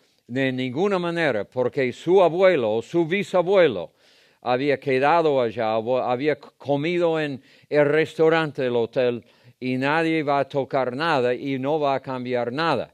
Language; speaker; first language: Spanish; non-native, fluent; English